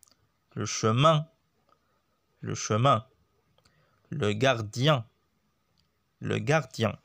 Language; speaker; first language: French; non-native, local second language; Arabic